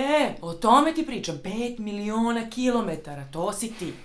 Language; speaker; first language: Bosnian; native; Bosnian